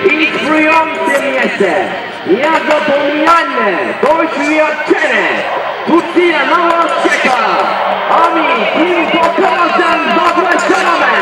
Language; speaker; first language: Polish; non-native, learner; Turkish